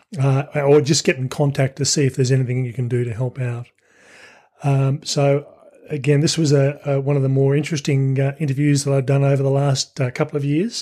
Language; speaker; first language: English; native; English